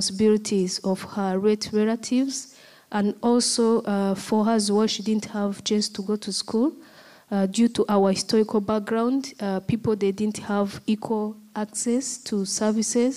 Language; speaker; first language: English; non-native, local second language; Kinyarwanda